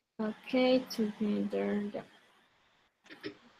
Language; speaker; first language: English; non-native, learner; Spanish